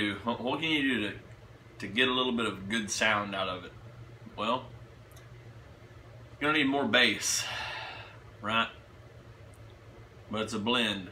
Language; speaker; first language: English; native; English